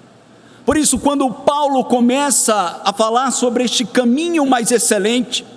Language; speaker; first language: Portuguese; native; Portuguese